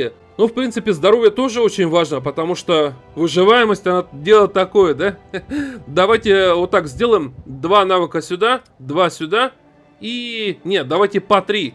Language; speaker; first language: Russian; native; Russian